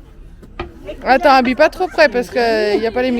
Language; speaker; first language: French; native; French